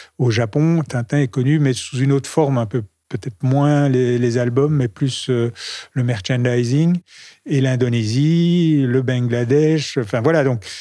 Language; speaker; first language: French; native; French